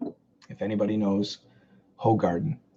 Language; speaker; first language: English; native; English